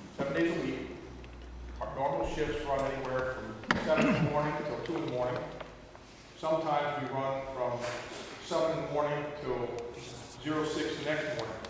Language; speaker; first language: English; native; English